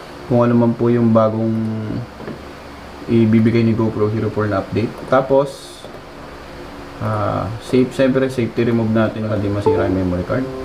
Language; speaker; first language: Filipino; native; Filipino